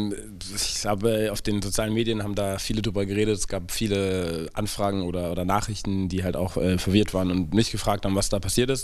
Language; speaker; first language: German; native; German